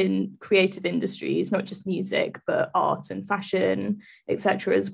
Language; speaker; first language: English; native; English